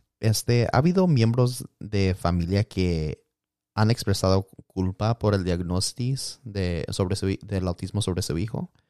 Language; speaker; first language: Spanish; early bilingual, heritage; Spanish